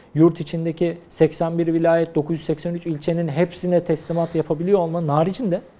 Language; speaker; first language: Turkish; native; Turkish